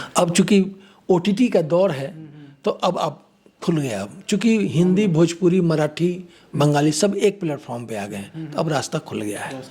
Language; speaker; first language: Hindi; non-native, local second language; Bhojpuri